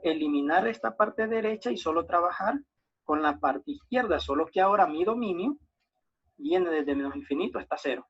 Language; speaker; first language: Spanish; native; Spanish